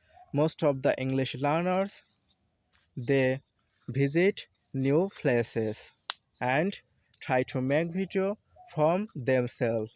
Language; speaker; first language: English; non-native, learner; Bangla